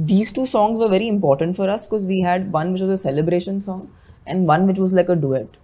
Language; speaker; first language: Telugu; non-native, fluent; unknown